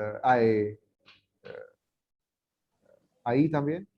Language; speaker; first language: Spanish; non-native, learner; English